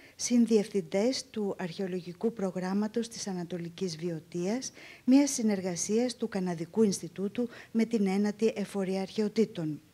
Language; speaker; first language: Greek; native; Greek